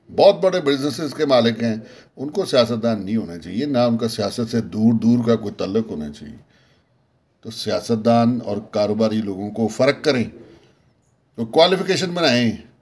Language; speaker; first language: Urdu; native; Urdu